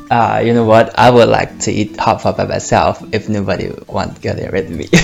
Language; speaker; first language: English; non-native, fluent; Chinese